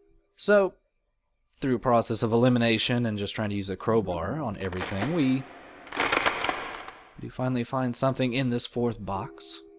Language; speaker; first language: English; native; English